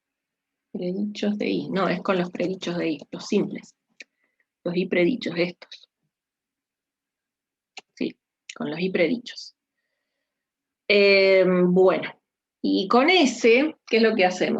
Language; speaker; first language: Spanish; native; Spanish